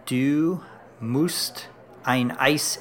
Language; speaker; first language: German; non-native, learner; English